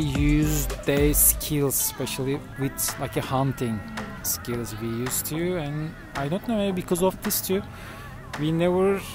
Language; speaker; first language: English; non-native, fluent; Turkish